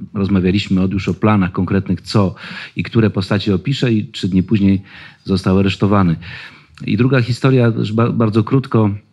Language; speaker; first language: Polish; native; Polish